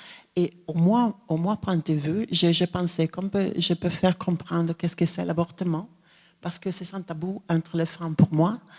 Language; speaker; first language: French; non-native, fluent; Italian